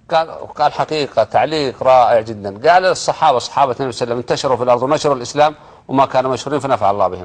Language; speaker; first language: Arabic; native; Arabic